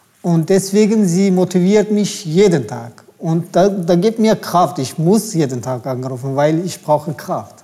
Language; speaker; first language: German; non-native, fluent; Turkish